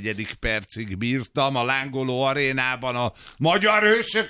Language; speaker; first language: Hungarian; native; Hungarian